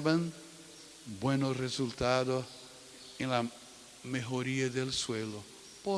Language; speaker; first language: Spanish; non-native, fluent; Portuguese